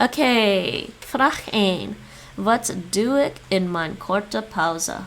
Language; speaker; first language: Dutch; non-native, learner; English